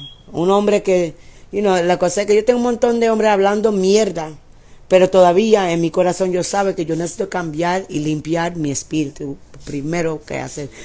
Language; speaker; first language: Spanish; early bilingual, heritage; English